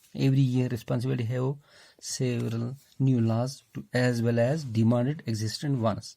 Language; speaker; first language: English; non-native, local second language; Urdu